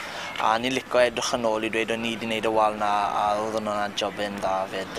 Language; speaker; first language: Welsh; native; Welsh